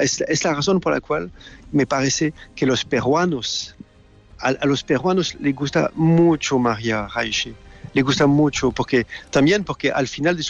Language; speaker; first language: Spanish; non-native, fluent; French